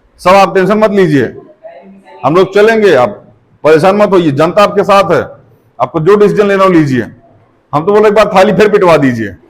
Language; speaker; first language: Hindi; native; Hindi